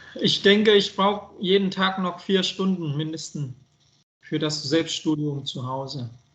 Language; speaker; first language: German; non-native, fluent; Vietnamese